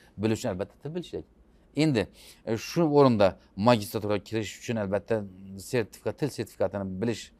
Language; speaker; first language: Uzbek; native; Uzbek